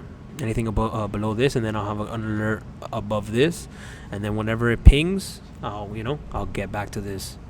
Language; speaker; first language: English; native; English